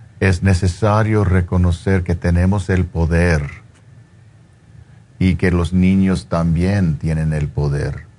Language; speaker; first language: Spanish; early bilingual, heritage; Spanish